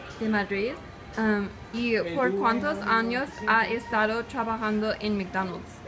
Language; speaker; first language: Spanish; non-native, learner; English